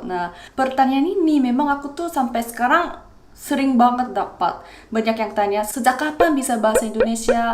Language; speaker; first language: Indonesian; non-native, fluent; Korean